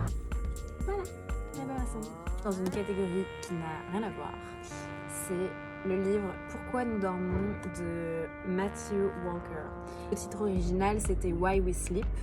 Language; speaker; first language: French; native; French